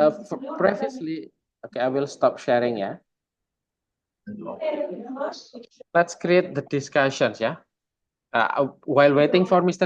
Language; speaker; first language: English; non-native, fluent; Indonesian